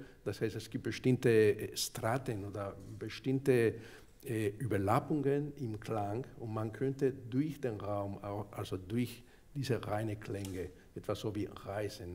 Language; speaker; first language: German; non-native, fluent; Spanish